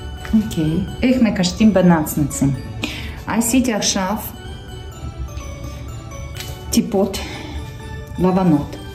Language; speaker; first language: Hebrew; non-native, fluent; Russian